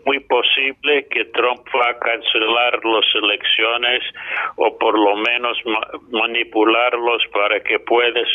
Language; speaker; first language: Spanish; non-native, fluent; English